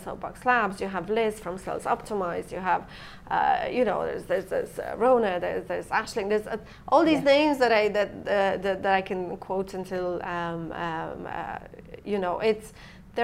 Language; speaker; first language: English; non-native, fluent; Romanian